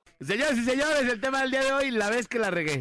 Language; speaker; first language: Spanish; native; Spanish